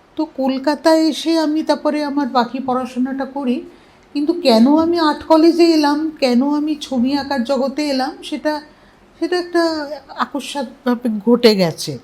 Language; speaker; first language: Bangla; non-native, local second language; Hindi